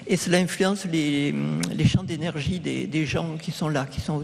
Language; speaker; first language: French; native; French